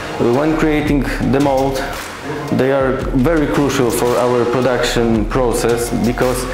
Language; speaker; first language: English; non-native, fluent; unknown